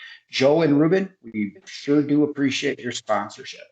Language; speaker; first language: English; native; English